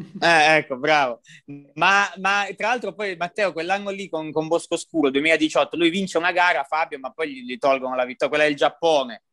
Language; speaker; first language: Italian; native; Italian